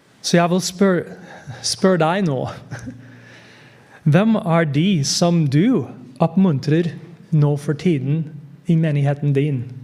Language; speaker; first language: Norwegian; non-native, fluent; English